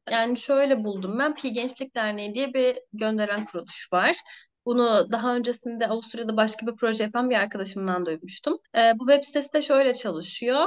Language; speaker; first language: Turkish; native; Turkish